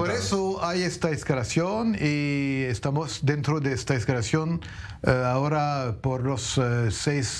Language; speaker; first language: Spanish; non-native, fluent; French